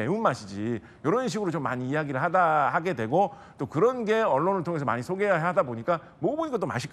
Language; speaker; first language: Korean; native; Korean